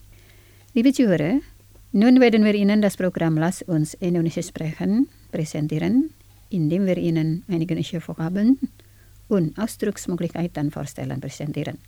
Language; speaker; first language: German; non-native, fluent; Indonesian